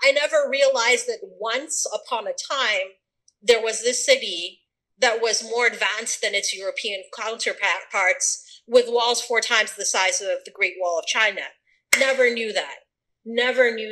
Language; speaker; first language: English; early bilingual, other home language; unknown